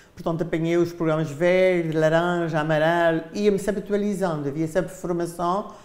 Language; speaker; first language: Portuguese; native; Portuguese